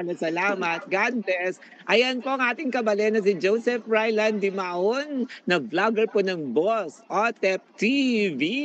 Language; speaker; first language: Filipino; native; Filipino